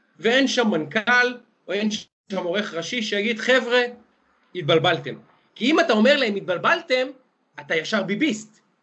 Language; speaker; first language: Hebrew; native; Hebrew